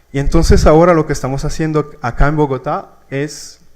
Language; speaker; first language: Spanish; non-native, fluent; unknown